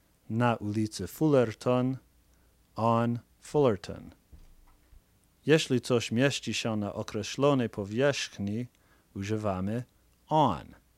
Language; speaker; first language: Polish; non-native, fluent; English